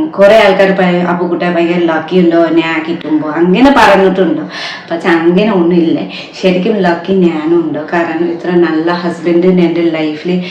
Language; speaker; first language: Malayalam; non-native, learner; Nepali